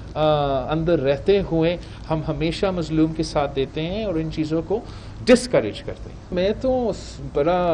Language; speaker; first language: Urdu; native; Urdu